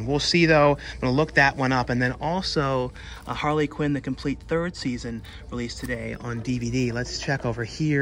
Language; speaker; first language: English; native; English